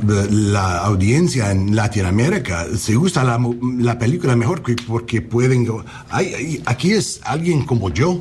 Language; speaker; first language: Spanish; non-native, learner; English